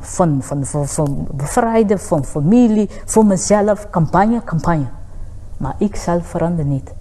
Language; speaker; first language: Dutch; non-native, fluent; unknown